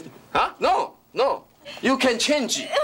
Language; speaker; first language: English; non-native, learner; Chinese